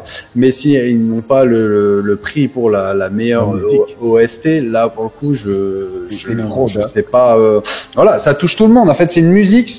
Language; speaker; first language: French; native; French